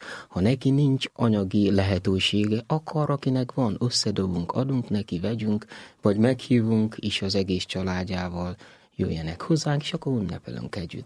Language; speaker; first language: Hungarian; non-native, learner; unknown